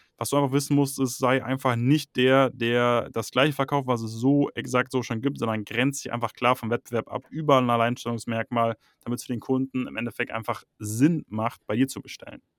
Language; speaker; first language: German; native; German